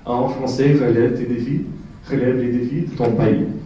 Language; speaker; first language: French; non-native, learner; English